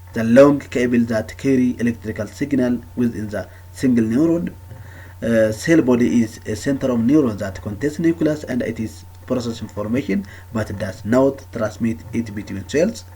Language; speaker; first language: English; non-native, local second language; Amharic